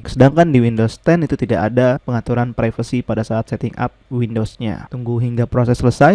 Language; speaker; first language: Indonesian; native; Indonesian